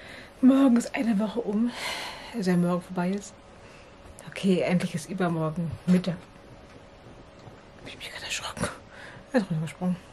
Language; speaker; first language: German; native; German